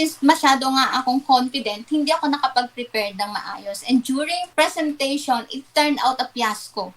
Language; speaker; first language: Filipino; non-native, local second language; Waray